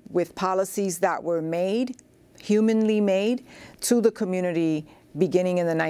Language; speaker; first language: English; native; English